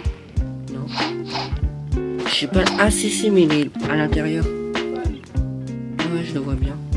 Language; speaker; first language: French; native; French